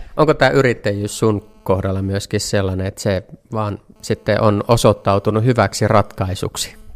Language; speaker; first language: Finnish; native; Finnish